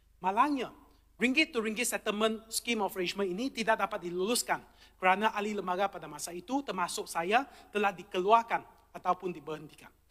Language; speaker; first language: Malay; non-native, local second language; Chinese